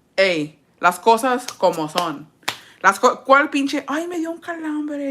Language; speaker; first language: Spanish; early bilingual, heritage; Spanish